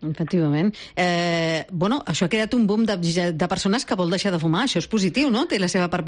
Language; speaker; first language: Catalan; native; Catalan